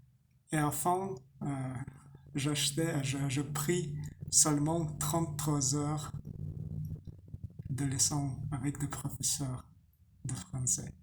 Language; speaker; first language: French; non-native, learner; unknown